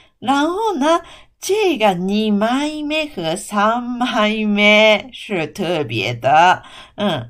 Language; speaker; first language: Chinese; non-native, fluent; Japanese